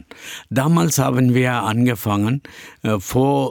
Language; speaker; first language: German; non-native, learner; Tamil